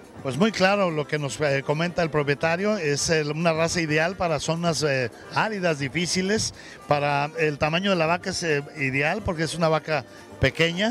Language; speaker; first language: Spanish; native; Spanish